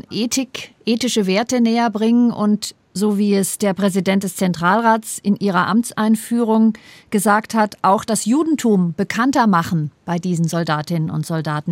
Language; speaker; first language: German; native; German